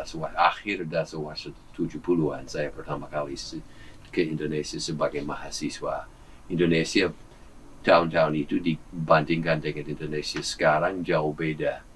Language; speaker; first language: Indonesian; non-native, fluent; English